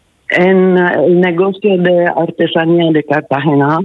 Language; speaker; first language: Spanish; non-native, learner; Italian